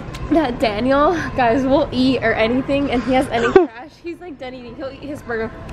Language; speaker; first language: English; early bilingual, other home language; Spanish